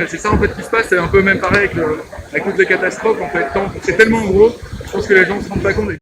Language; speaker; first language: French; native; French